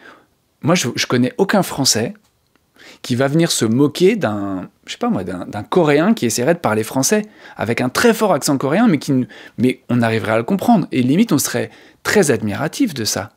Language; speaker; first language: French; native; French